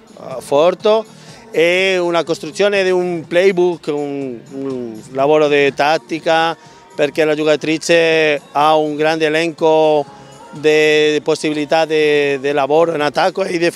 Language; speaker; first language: Italian; non-native, learner; Spanish